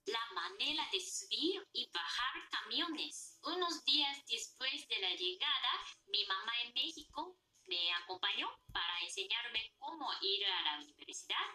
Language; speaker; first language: Spanish; non-native, fluent; Japanese